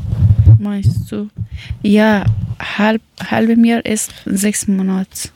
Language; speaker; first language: German; non-native, learner; Persian